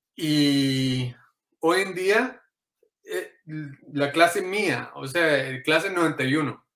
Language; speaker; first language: Spanish; early bilingual, heritage; Spanish